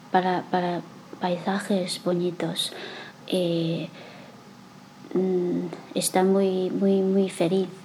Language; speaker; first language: Spanish; non-native, learner; Chinese